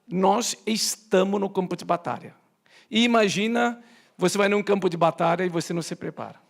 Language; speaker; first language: Portuguese; native; Portuguese